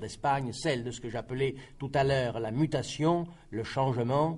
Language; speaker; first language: French; native; French